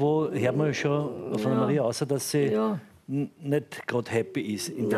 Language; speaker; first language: German; native; German